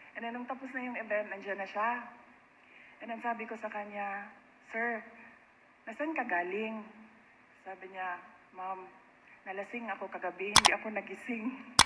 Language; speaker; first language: Filipino; non-native, local second language; Cebuano